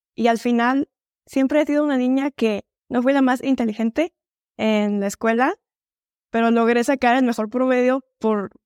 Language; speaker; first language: Spanish; native; Spanish